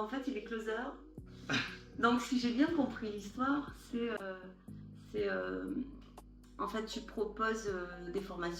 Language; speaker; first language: French; native; French